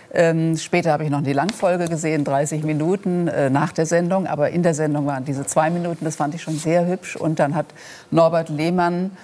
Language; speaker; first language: German; native; German